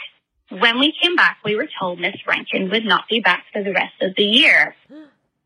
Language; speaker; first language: English; native; English